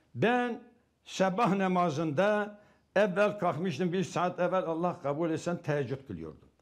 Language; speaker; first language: Turkish; non-native, local second language; Kurdish